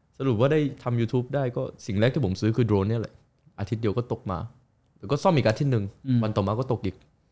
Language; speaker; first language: Thai; early bilingual, other home language; Korean